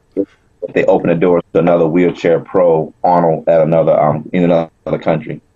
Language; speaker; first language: English; native; English